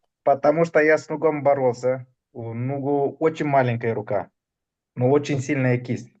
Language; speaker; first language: Russian; non-native, fluent; Romanian